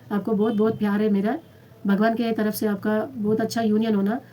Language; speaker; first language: Hindi; non-native, local second language; Telugu